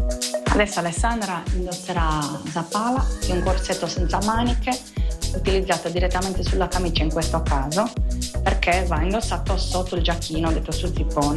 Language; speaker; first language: Italian; native; Italian